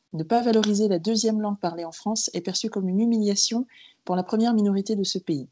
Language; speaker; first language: French; native; French